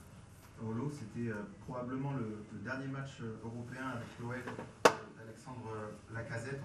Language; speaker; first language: French; native; French